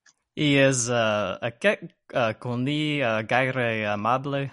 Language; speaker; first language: Catalan; non-native, learner; English